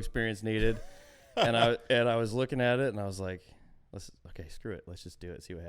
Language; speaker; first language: English; native; English